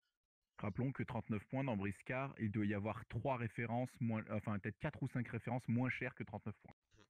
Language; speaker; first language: French; native; French